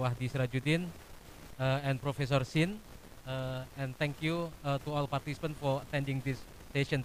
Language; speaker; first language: English; non-native, fluent; Indonesian